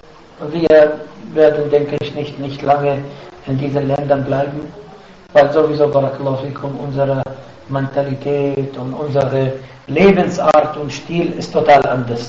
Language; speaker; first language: German; non-native, fluent; Arabic